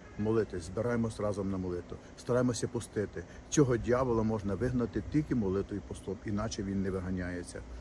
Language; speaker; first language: Ukrainian; native; Ukrainian